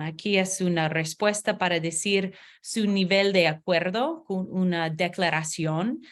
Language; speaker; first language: Spanish; non-native, learner; English